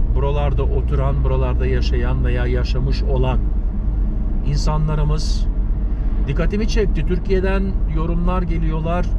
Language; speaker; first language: Turkish; early bilingual, heritage; Turkish